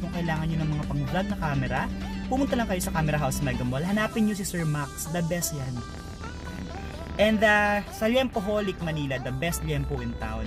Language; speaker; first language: Filipino; native; Filipino